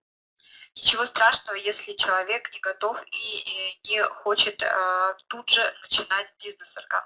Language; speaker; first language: Russian; native; Russian